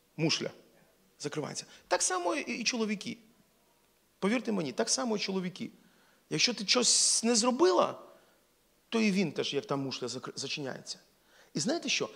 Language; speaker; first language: Ukrainian; non-native, local second language; Russian